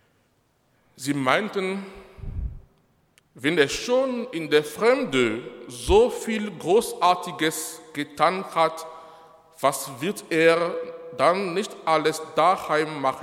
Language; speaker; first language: German; non-native, fluent; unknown